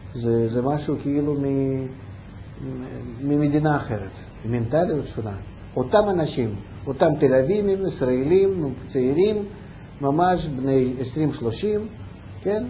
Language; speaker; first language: Hebrew; non-native, fluent; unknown